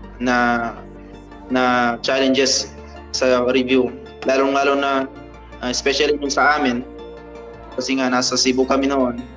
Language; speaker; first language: Filipino; non-native, local second language; Maguindanaon